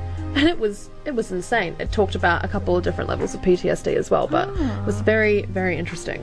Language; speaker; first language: English; native; English